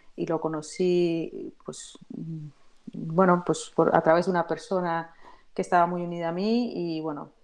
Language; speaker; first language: Spanish; native; Spanish